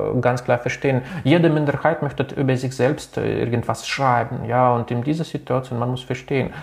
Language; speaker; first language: German; non-native, local second language; Russian